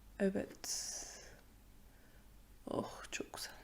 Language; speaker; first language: Turkish; non-native, fluent; Polish